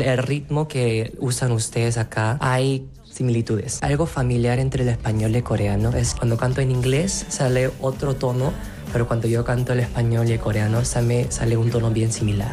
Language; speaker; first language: Spanish; non-native, fluent; Korean